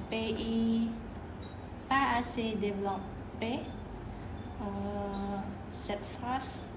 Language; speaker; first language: French; non-native, learner; Khmer